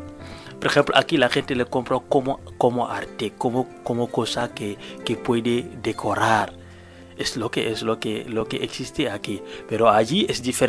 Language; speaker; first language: Spanish; non-native, learner; Wolof